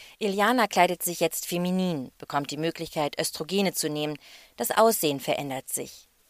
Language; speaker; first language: German; native; German